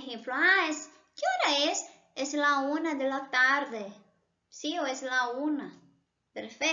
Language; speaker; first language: Spanish; non-native, fluent; Portuguese